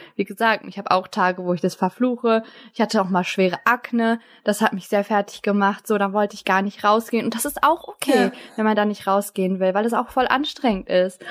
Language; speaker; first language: German; early bilingual, other home language; Turkish